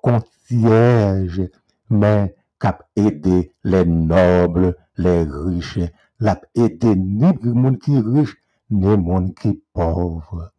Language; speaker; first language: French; non-native, local second language; Haitian Creole